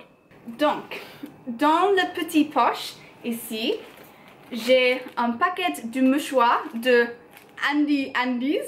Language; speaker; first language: French; non-native, learner; English